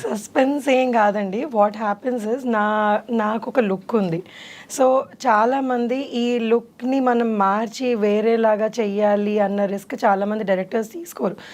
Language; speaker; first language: Telugu; native; Telugu